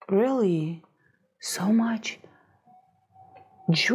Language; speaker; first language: English; non-native, fluent; Russian